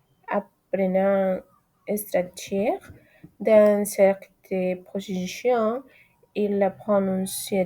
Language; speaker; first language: French; non-native, learner; Spanish